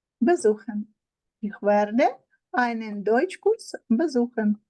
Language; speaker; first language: German; non-native, learner; Ukrainian